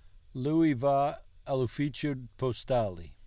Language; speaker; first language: Italian; non-native, learner; English